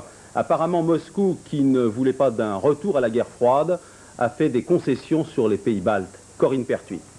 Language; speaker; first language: French; native; French